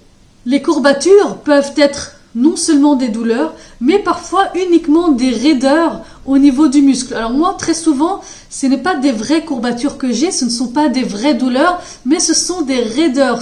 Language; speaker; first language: French; native; French